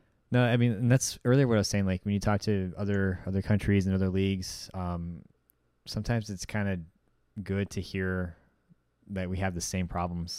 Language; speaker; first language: English; native; English